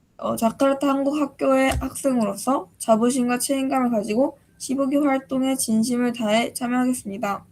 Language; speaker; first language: Korean; early bilingual, heritage; Korean